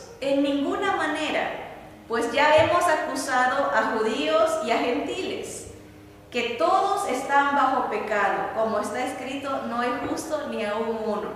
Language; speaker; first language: Spanish; native; Spanish